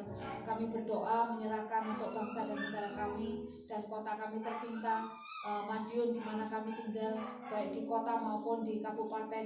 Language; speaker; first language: Indonesian; non-native, local second language; Javanese